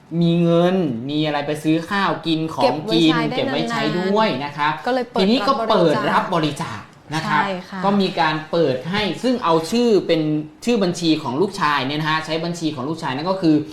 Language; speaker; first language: Thai; native; Thai